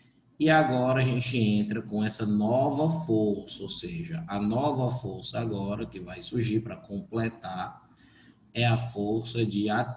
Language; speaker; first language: Portuguese; native; Portuguese